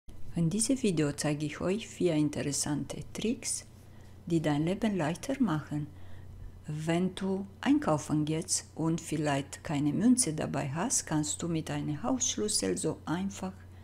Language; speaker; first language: German; non-native, fluent; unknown